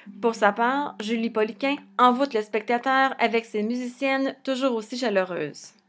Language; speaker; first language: French; native; French